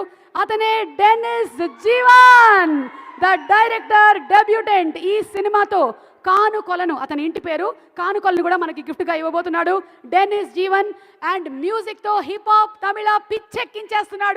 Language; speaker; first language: Telugu; native; Telugu